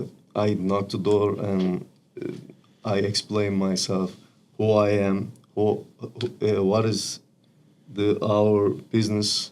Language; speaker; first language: English; non-native, learner; Turkish